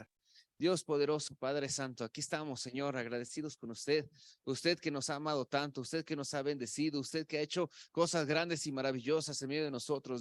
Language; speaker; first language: Spanish; native; Spanish